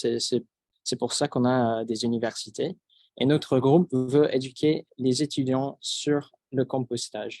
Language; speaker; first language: French; non-native, fluent; English